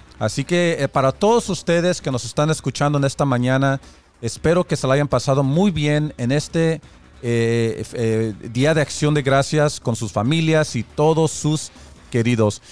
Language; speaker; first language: Spanish; early bilingual, heritage; Spanish